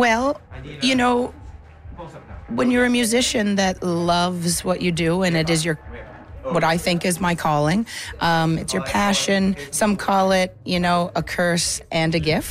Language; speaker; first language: English; native; English